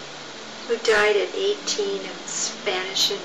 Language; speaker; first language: English; native; English